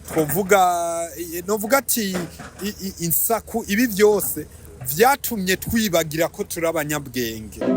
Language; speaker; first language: Rundi; early bilingual, heritage; Rundi